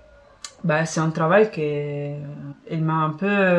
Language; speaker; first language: French; non-native, fluent; Italian